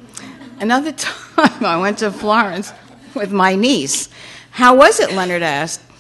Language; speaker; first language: English; native; English